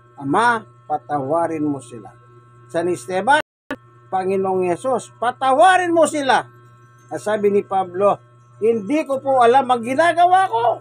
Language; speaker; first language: Filipino; non-native, local second language; Pampanga